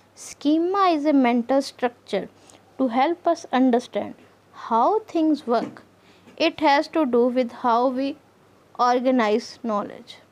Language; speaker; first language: English; non-native, local second language; Punjabi